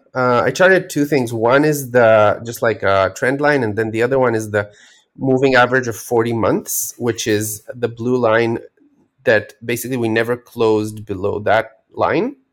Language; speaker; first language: English; non-native, fluent; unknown